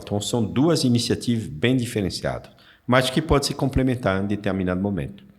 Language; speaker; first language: Portuguese; non-native, fluent; French